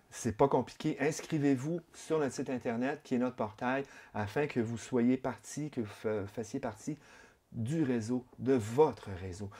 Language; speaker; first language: French; native; French